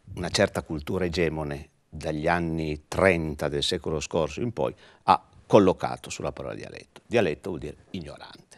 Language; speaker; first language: Italian; native; Italian